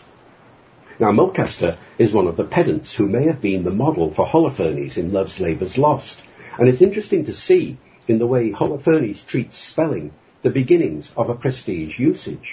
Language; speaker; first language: English; native; English